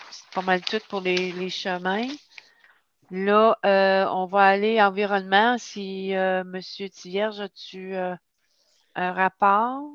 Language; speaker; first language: French; native; French